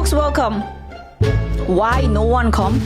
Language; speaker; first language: English; non-native, learner; Thai